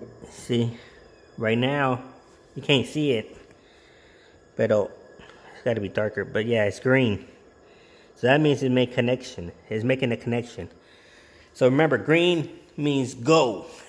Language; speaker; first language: English; early bilingual, other home language; Spanish